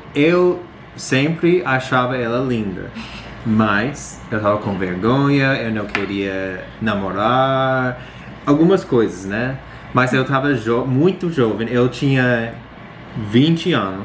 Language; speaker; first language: Portuguese; non-native, learner; English